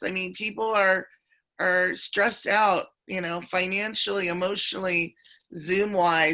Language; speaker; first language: English; native; English